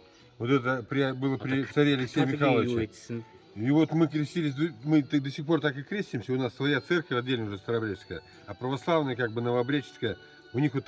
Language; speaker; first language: Russian; native; Russian